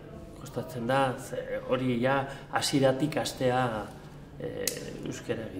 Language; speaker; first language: Basque; non-native, local second language; Spanish